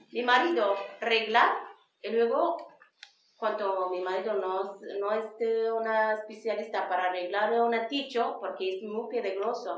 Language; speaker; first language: Spanish; non-native, learner; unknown